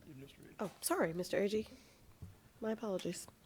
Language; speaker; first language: English; native; English